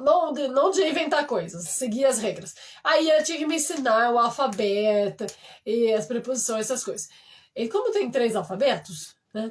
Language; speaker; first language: Portuguese; non-native, fluent; French